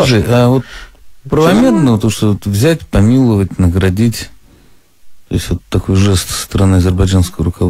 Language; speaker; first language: Russian; native; Russian